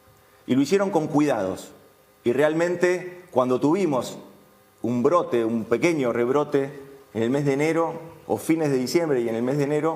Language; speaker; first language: Spanish; native; Spanish